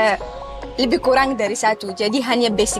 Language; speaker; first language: Indonesian; non-native, fluent; Arabic